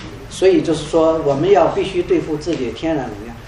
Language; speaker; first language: Chinese; native; Chinese